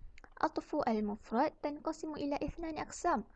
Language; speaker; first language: Arabic; non-native, learner; Malay